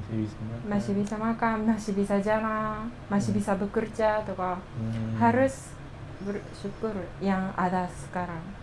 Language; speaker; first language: Indonesian; non-native, learner; Japanese